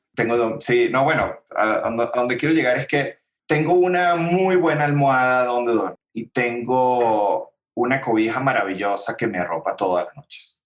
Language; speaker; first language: Spanish; native; Spanish